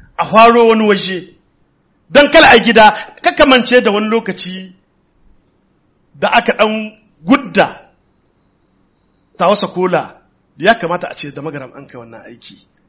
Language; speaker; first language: Hausa; non-native, local second language; Tamasheq